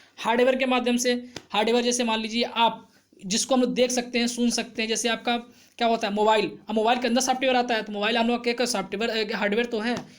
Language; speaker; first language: Hindi; native; Hindi